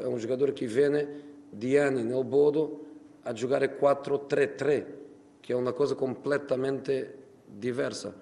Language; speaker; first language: Italian; non-native, fluent; Portuguese